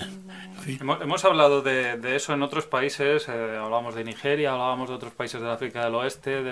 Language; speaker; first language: Spanish; native; Spanish